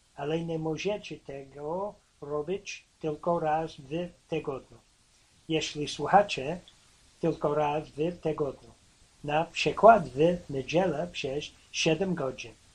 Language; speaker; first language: Polish; non-native, learner; English